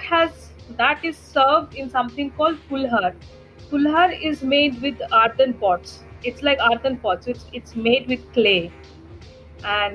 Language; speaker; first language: English; non-native, local second language; Bangla